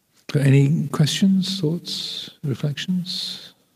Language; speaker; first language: English; native; English